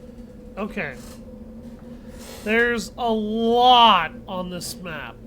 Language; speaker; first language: English; native; English